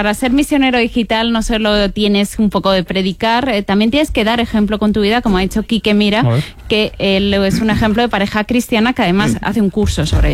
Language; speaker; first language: Spanish; native; Spanish